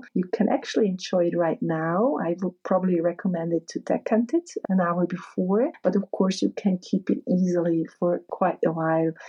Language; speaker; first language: English; non-native, fluent; German